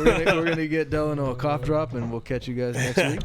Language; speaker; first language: English; native; English